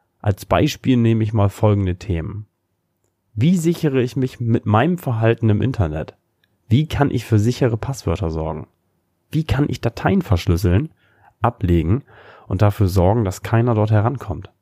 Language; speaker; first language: German; native; German